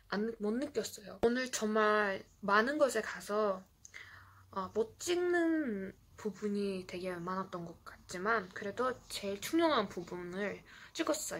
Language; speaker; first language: Korean; non-native, fluent; Azerbaijani